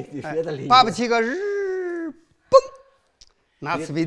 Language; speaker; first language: Russian; non-native, learner; Chinese